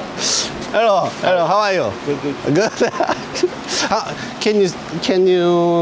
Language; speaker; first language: English; non-native, learner; Korean